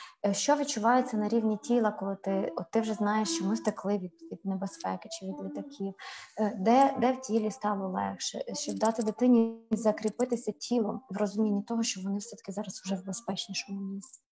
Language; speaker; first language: Ukrainian; native; Ukrainian